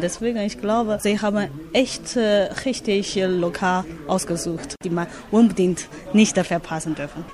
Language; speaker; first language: German; non-native, learner; Chinese